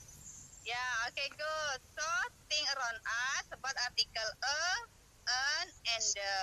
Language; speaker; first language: English; non-native, learner; Indonesian